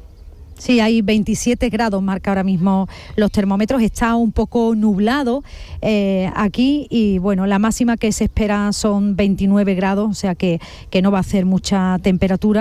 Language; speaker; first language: Spanish; native; Spanish